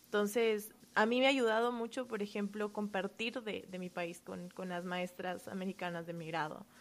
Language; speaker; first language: Spanish; native; Spanish